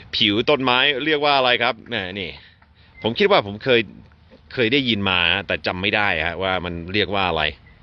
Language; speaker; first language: Thai; non-native, fluent; English